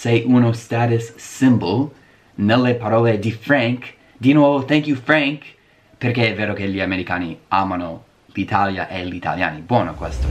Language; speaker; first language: Italian; non-native, fluent; English